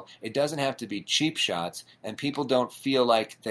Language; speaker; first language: English; native; English